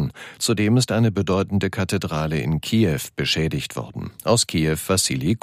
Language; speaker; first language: German; native; German